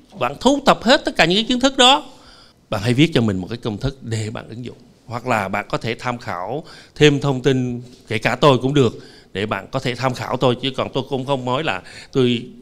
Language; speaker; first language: Vietnamese; native; Vietnamese